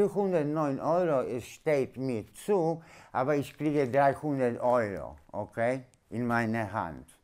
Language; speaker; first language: German; non-native, learner; Polish